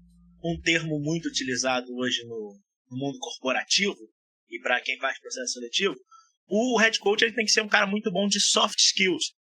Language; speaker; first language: Portuguese; native; Portuguese